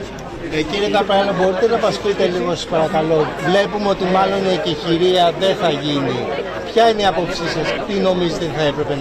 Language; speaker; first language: Greek; native; Greek